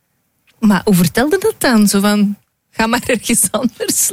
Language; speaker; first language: Dutch; native; Dutch